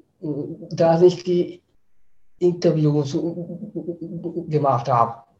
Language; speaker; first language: German; native; German